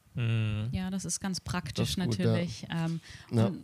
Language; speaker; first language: German; native; German